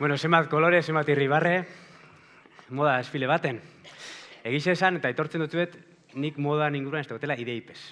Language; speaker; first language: Basque; native; Basque